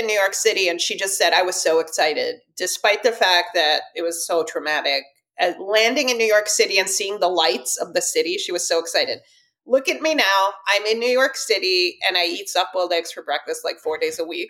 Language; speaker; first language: English; early bilingual, other home language; Russian